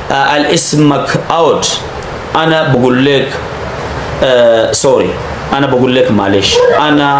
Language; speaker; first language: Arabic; non-native, learner; Amharic